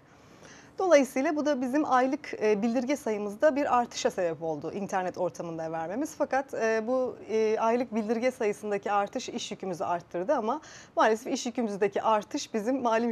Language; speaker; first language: Turkish; native; Turkish